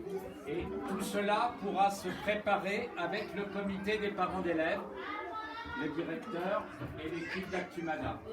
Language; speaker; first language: French; native; French